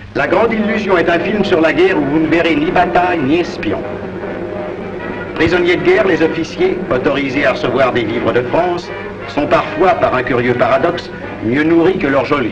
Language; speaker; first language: French; native; French